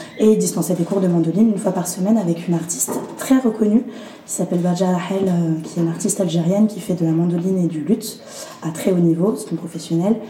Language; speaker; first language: French; early bilingual, other home language; Arabic